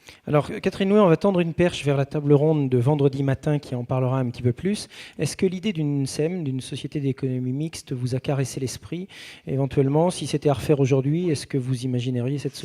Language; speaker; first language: French; native; French